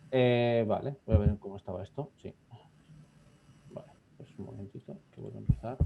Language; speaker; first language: Spanish; native; Spanish